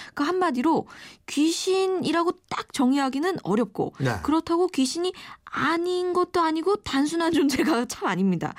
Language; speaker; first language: Korean; native; Korean